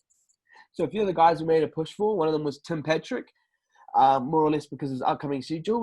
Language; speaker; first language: English; native; English